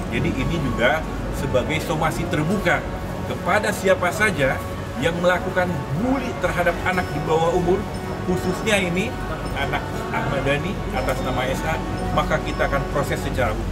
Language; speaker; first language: Indonesian; native; Indonesian